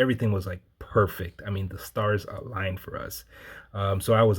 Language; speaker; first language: English; native; English